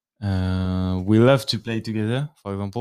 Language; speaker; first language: English; non-native, learner; French